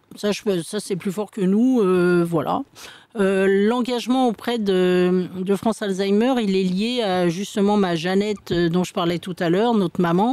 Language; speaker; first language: French; native; French